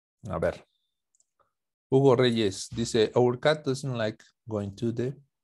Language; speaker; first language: English; non-native, fluent; Spanish